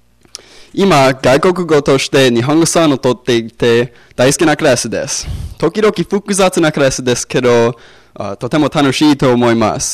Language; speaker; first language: Japanese; non-native, learner; English